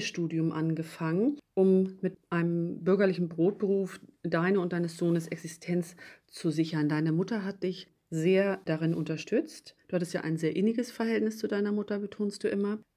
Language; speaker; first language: German; native; German